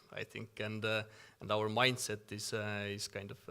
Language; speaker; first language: English; non-native, fluent; Estonian